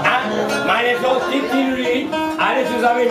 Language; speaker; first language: German; non-native, learner; Spanish